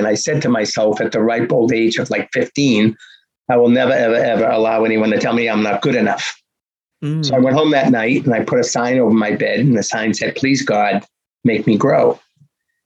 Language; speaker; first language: English; native; English